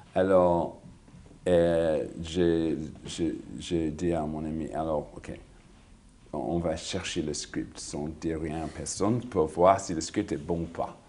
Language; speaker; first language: French; non-native, learner; English